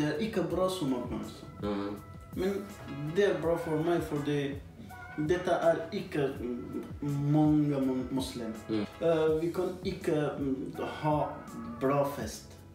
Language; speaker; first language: Norwegian; non-native, learner; Persian